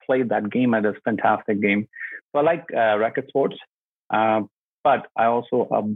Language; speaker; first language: English; non-native, local second language; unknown